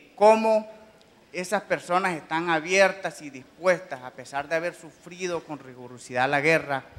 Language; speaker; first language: Spanish; native; Spanish